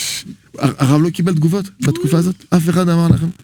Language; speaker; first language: Hebrew; non-native, fluent; French